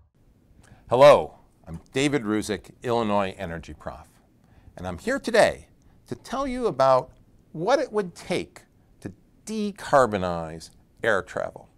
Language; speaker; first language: English; native; English